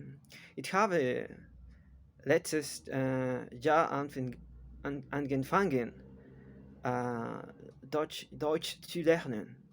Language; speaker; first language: German; non-native, learner; Spanish